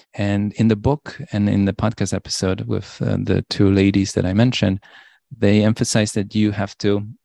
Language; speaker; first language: English; non-native, fluent; Polish